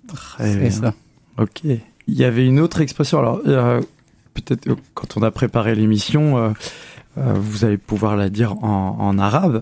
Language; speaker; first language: French; native; French